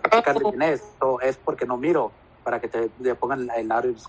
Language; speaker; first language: Spanish; native; Spanish